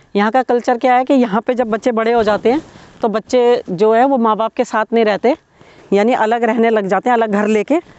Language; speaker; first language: Hindi; native; Hindi